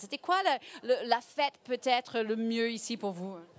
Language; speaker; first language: French; native; French